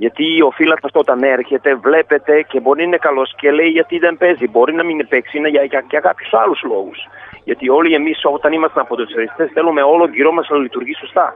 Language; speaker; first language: Greek; non-native, fluent; Serbian